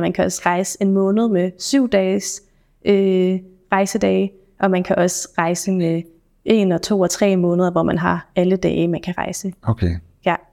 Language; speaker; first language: Danish; native; Danish